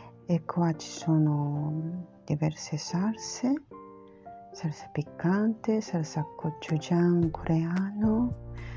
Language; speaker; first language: Italian; non-native, learner; Japanese